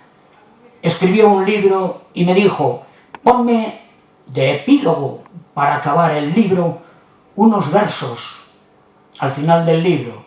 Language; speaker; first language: Spanish; native; Spanish